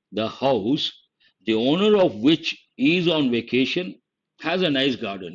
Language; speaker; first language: English; non-native, local second language; Telugu